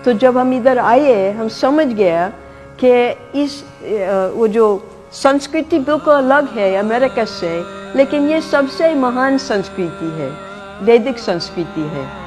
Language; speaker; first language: Hindi; non-native, fluent; English